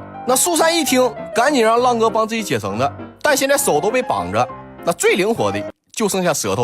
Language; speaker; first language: Chinese; native; Chinese